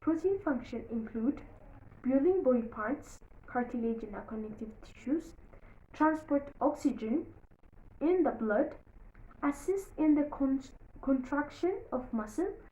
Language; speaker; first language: English; non-native, local second language; Amharic